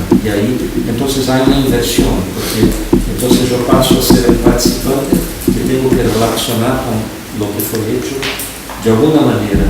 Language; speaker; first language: Spanish; non-native, fluent; Portuguese